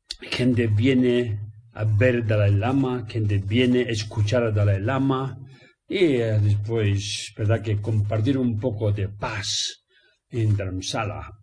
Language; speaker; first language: Spanish; non-native, learner; Tibetan